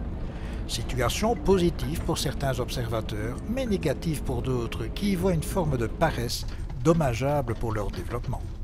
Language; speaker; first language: French; native; French